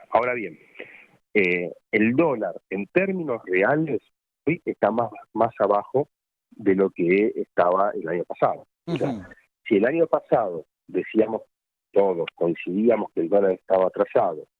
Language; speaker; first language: Spanish; native; Spanish